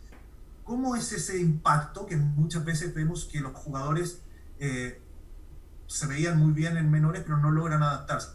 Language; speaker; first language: Spanish; native; Spanish